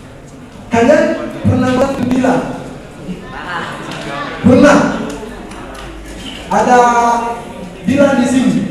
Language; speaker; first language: Indonesian; non-native, fluent; Ganda